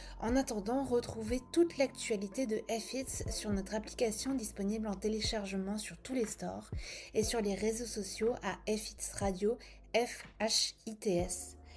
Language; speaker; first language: French; native; French